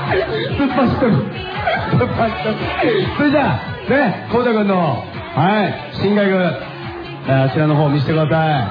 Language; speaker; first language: Japanese; native; Japanese